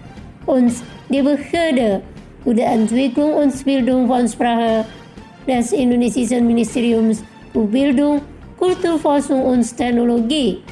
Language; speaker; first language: German; non-native, fluent; Indonesian